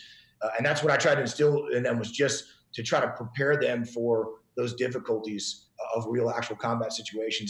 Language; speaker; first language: English; native; English